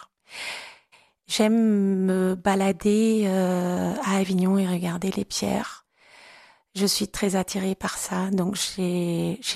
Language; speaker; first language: French; non-native, fluent; German